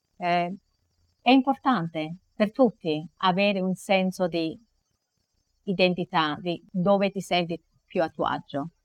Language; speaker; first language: Italian; native; Italian